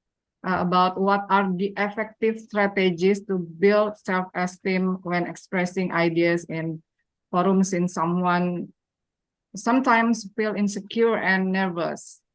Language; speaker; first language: English; non-native, learner; Indonesian